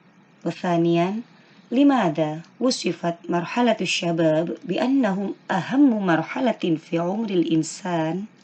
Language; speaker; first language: Arabic; non-native, fluent; Indonesian